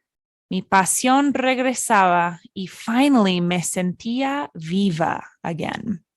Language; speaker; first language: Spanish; non-native, fluent; English